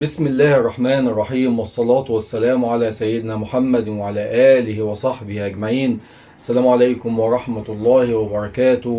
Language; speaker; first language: Arabic; native; Arabic